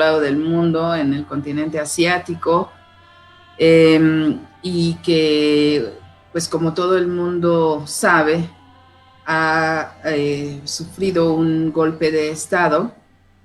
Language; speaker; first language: Spanish; native; Spanish